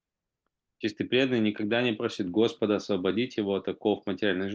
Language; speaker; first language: Russian; native; Russian